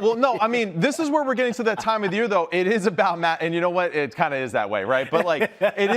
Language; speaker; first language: English; native; English